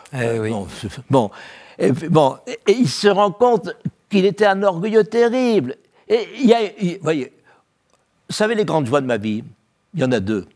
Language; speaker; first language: French; native; French